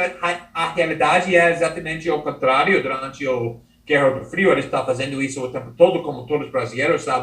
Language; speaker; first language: Portuguese; non-native, fluent; English